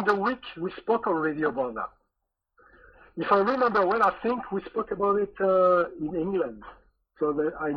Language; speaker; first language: English; non-native, fluent; French